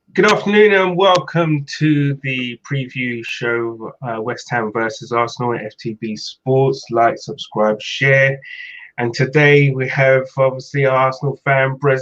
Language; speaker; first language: English; native; English